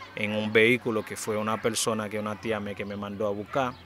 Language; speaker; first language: Spanish; non-native, fluent; Haitian Creole